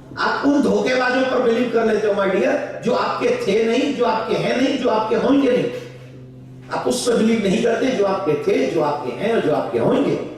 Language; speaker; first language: Hindi; native; Hindi